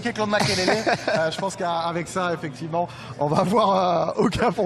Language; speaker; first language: French; native; French